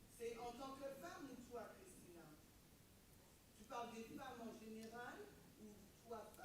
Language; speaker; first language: French; native; French